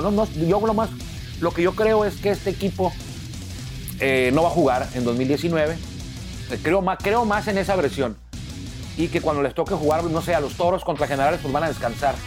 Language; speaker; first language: Spanish; native; Spanish